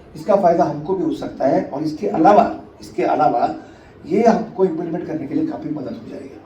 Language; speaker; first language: Hindi; non-native, local second language; Marathi